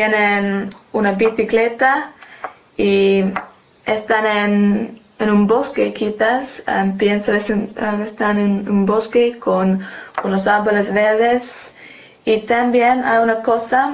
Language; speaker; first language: Spanish; non-native, learner; English